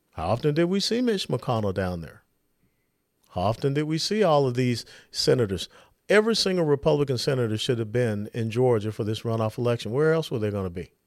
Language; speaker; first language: English; native; English